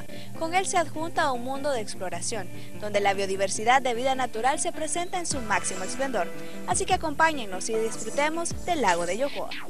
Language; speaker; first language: Spanish; native; Spanish